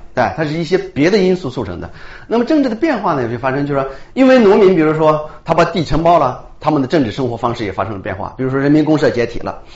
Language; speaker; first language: Chinese; native; Chinese